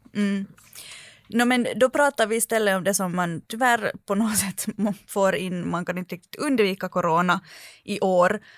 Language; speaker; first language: Swedish; native; Swedish